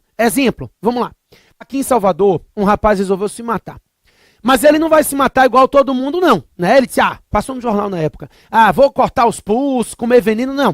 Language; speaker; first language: Portuguese; native; Portuguese